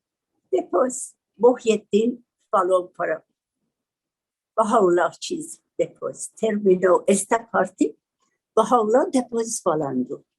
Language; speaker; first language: Portuguese; non-native, learner; Persian